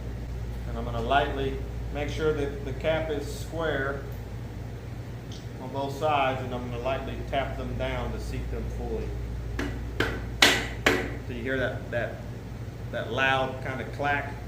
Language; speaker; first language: English; native; English